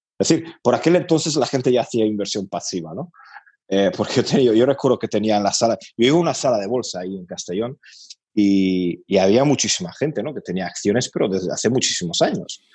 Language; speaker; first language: Spanish; non-native, fluent; Hungarian